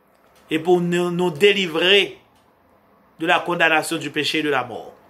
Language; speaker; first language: French; non-native, local second language; Haitian Creole